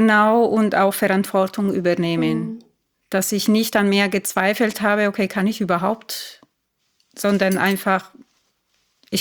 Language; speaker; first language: German; non-native, fluent; Italian